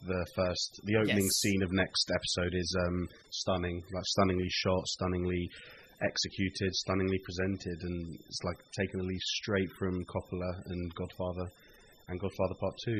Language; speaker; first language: English; native; English